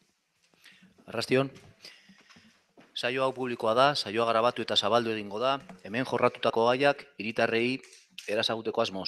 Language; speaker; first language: Basque; non-native, local second language; Spanish